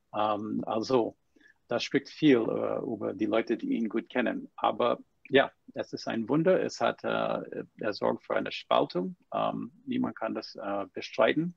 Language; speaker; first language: German; non-native, fluent; English